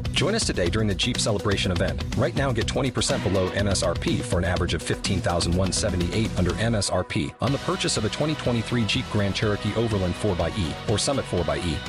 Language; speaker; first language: French; native; French